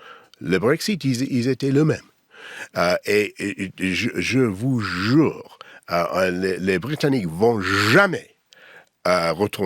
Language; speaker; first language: French; non-native, learner; English